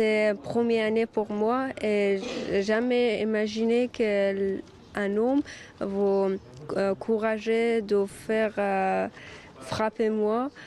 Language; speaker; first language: French; non-native, learner; Persian